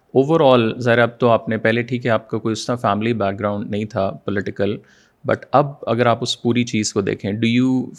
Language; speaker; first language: Urdu; native; Urdu